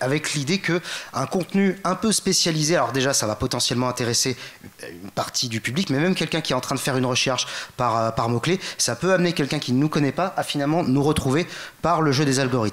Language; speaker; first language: French; native; French